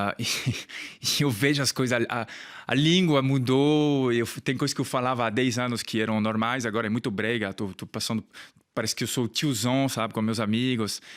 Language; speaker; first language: Portuguese; non-native, fluent; French